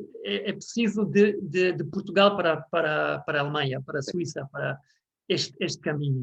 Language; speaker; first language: Portuguese; non-native, fluent; German